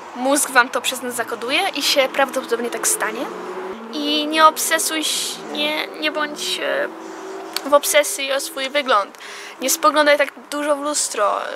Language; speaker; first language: Polish; early bilingual, heritage; Polish